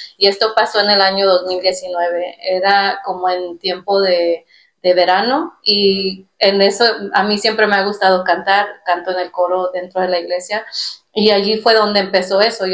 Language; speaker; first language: Spanish; early bilingual, heritage; Spanish